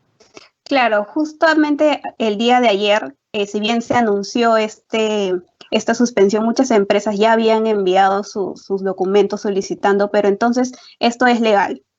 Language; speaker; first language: Spanish; native; Spanish